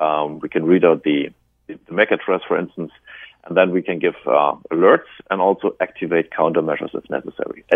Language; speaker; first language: English; non-native, fluent; German